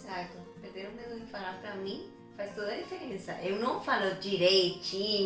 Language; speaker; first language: Portuguese; non-native, fluent; Spanish